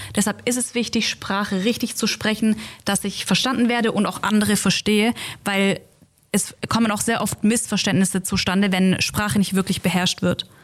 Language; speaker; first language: German; native; German